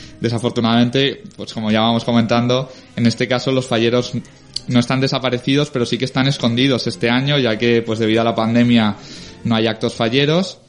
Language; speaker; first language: Spanish; native; Spanish